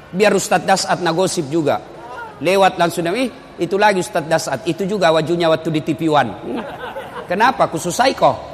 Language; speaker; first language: Indonesian; non-native, local second language; Buginese